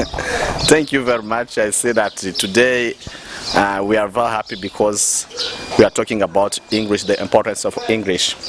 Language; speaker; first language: English; non-native, local second language; Rundi